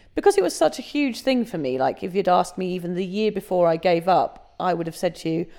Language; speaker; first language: English; native; English